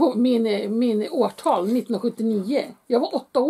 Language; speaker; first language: Swedish; native; Swedish